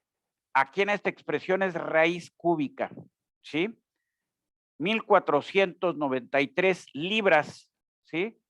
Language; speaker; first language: Spanish; native; Spanish